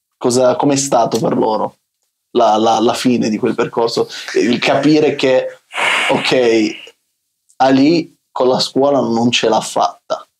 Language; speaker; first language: Italian; native; Italian